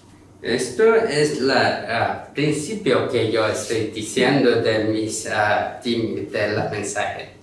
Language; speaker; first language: Spanish; non-native, learner; Korean